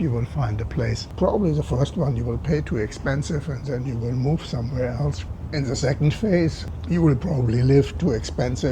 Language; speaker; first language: English; non-native, fluent; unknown